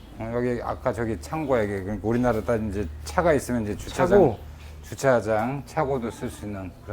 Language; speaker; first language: Korean; native; Korean